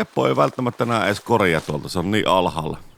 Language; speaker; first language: Finnish; native; Finnish